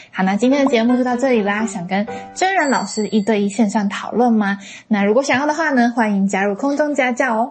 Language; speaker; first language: Chinese; native; Chinese